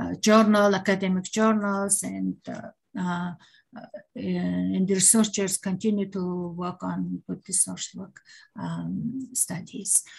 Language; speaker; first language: English; non-native, learner; Mongolian